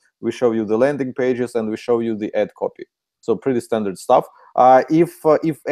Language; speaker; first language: English; non-native, fluent; Ukrainian